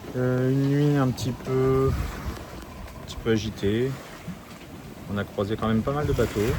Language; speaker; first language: French; native; French